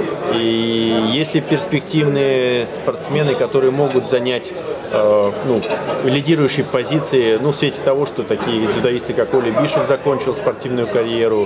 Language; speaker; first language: Russian; native; Russian